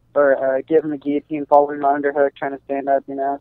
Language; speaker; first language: English; native; English